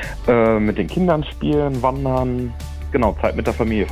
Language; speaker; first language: German; native; German